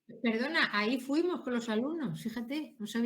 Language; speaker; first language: Spanish; native; Spanish